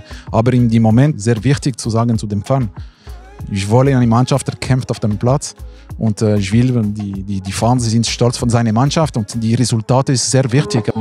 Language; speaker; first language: German; non-native, local second language; French